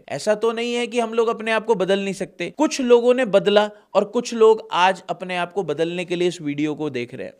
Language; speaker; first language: Hindi; native; Hindi